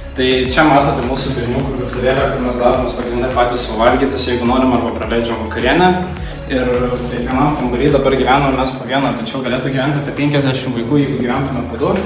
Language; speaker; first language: Lithuanian; early bilingual, heritage; Lithuanian